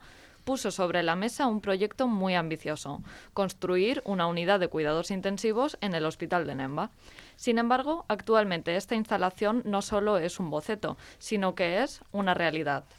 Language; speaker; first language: Spanish; native; Spanish